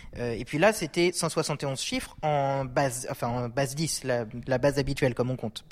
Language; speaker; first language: French; native; French